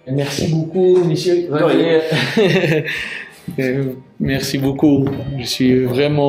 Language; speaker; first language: French; non-native, learner; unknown